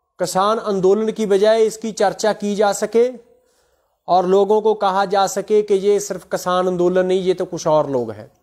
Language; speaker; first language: Hindi; non-native, local second language; Punjabi